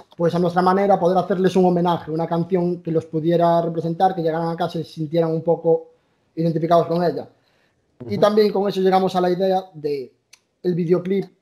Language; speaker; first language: Spanish; native; Spanish